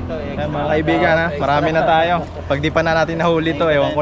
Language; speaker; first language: Filipino; native; Filipino